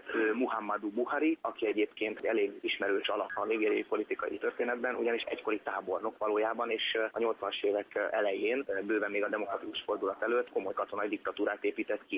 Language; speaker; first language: Hungarian; native; Hungarian